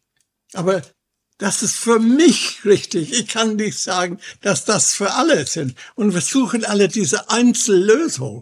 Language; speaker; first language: German; non-native, fluent; English